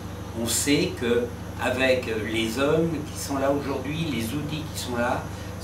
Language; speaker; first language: French; native; French